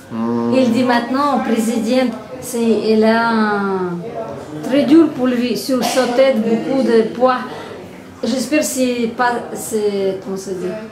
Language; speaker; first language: French; non-native, learner; Russian